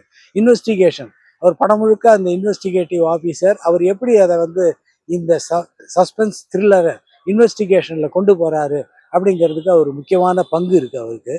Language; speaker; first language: Tamil; native; Tamil